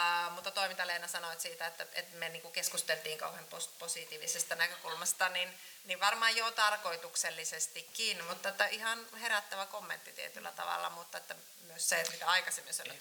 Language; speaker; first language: Finnish; native; Finnish